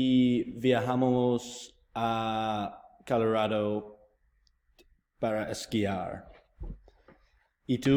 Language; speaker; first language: Spanish; non-native, learner; English